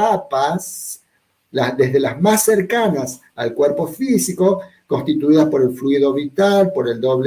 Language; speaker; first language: Spanish; native; Spanish